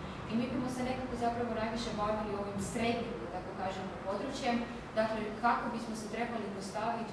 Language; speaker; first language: Croatian; native; Croatian